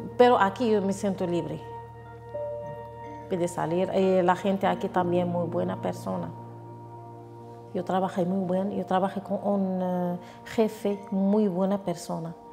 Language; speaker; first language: Spanish; non-native, learner; Arabic